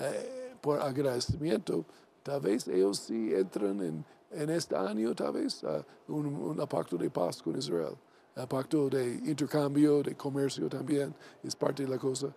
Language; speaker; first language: Spanish; non-native, learner; English